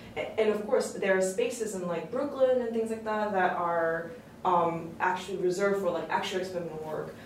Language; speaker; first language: English; early bilingual, other home language; Korean